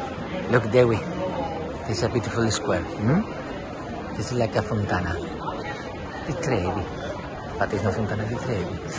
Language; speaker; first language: English; non-native, fluent; Spanish